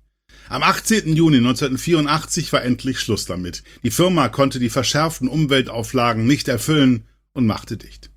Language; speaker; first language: German; native; German